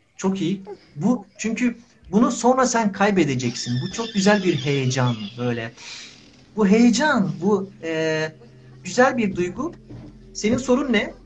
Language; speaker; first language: Turkish; native; Turkish